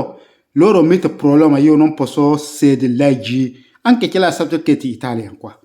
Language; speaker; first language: Italian; non-native, learner; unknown